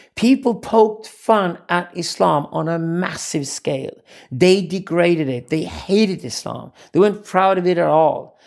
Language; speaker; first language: English; non-native, fluent; Swedish